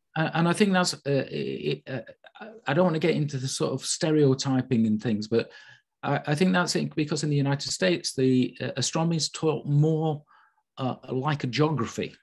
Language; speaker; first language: English; native; English